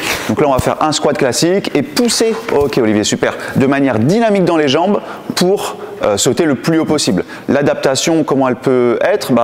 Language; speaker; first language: French; native; French